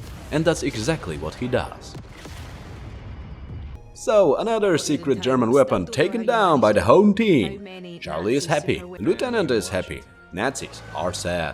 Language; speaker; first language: English; non-native, fluent; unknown